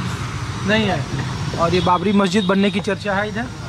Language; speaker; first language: Hindi; native; Hindi